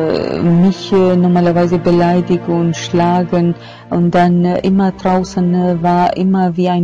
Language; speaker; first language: German; non-native, fluent; Albanian